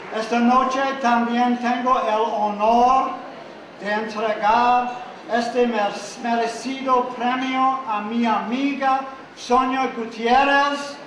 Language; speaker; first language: Spanish; non-native, learner; English